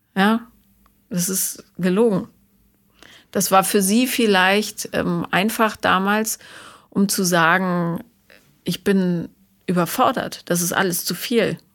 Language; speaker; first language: German; native; German